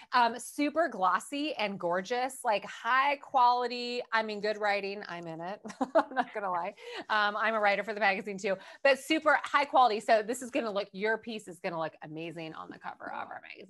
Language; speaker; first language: English; native; English